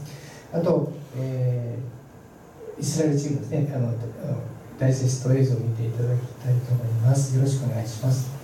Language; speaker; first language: Japanese; native; Japanese